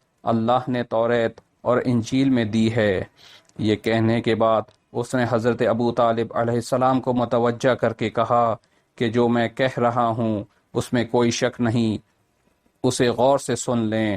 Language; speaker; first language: Urdu; native; Urdu